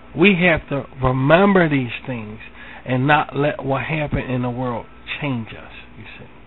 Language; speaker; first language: English; native; English